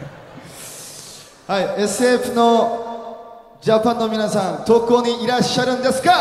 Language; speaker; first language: Japanese; non-native, learner; Korean